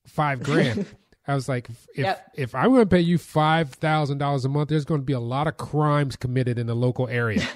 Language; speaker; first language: English; native; English